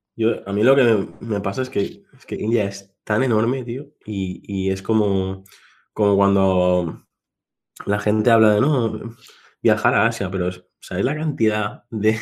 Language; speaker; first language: Spanish; non-native, local second language; Catalan